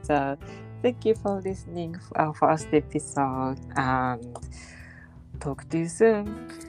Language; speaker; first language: English; non-native, fluent; Japanese